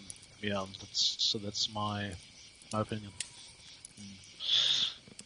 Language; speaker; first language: English; non-native, learner; German